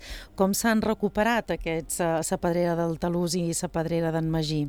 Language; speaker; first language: Catalan; native; Catalan